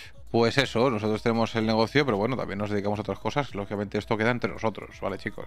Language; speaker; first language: Spanish; native; Spanish